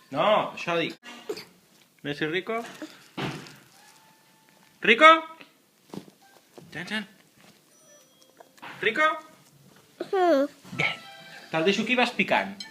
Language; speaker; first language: Catalan; native; Catalan